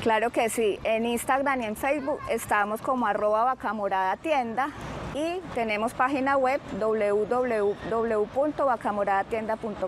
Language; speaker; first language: Spanish; native; Spanish